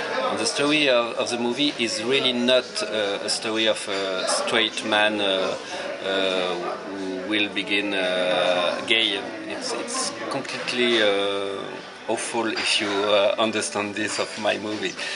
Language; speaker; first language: English; non-native, learner; French